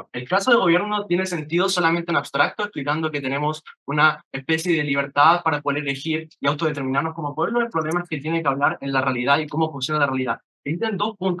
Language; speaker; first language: Spanish; native; Spanish